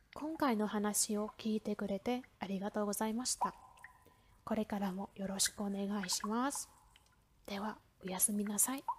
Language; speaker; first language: Japanese; non-native, fluent; Vietnamese